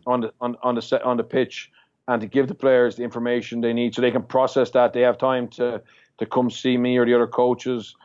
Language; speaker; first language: English; native; English